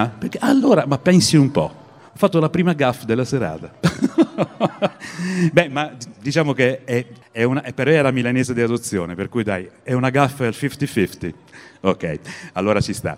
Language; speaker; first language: Italian; native; Italian